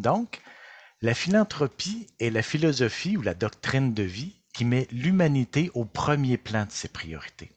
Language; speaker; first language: French; native; French